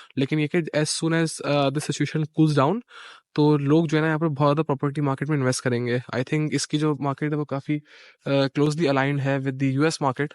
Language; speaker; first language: Urdu; native; Urdu